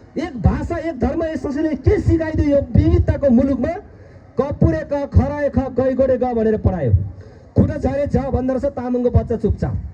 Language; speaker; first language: Nepali; non-native, local second language; Eastern Tamang